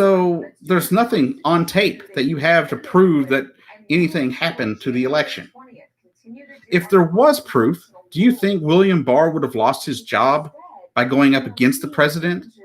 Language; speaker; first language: English; native; English